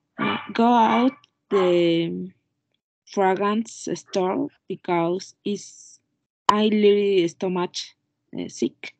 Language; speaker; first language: English; non-native, learner; Spanish